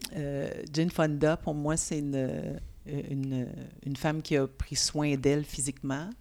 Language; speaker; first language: French; native; French